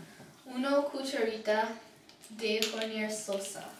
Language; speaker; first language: Spanish; non-native, learner; English